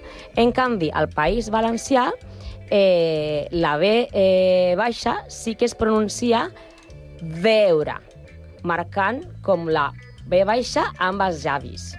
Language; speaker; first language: Catalan; non-native, learner; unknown